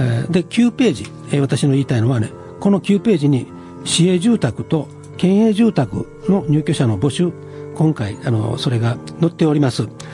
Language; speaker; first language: Japanese; native; Japanese